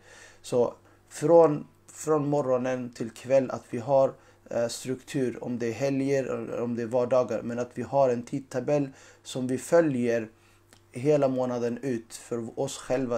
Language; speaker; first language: Swedish; non-native, fluent; Urdu